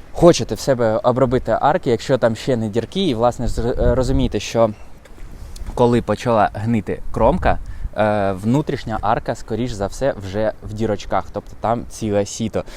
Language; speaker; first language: Ukrainian; non-native, local second language; Russian